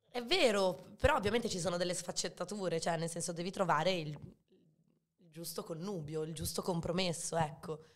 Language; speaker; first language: Italian; early bilingual, other home language; Arabic